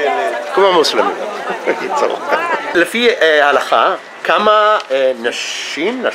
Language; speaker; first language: Hebrew; non-native, fluent; English